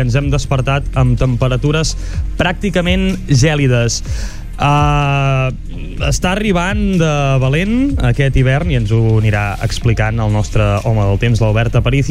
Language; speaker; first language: Catalan; native; Catalan